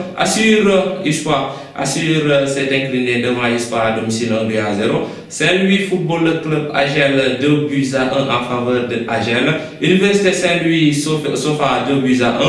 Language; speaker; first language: French; non-native, local second language; Wolof